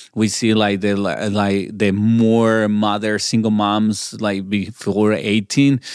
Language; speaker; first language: English; non-native, learner; Spanish